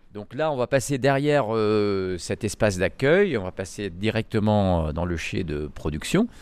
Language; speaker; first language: French; non-native, local second language; Arabic